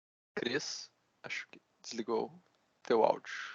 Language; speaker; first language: Portuguese; non-native, learner; Spanish